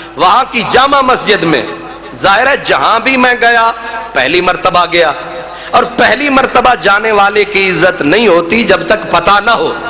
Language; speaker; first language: Urdu; non-native, local second language; Punjabi